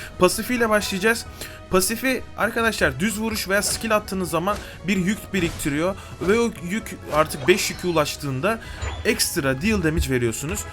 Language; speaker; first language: Turkish; native; Turkish